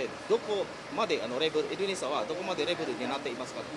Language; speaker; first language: Japanese; non-native, learner; Indonesian